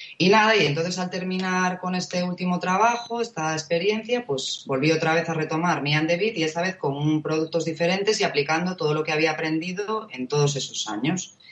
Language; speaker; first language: Spanish; native; Spanish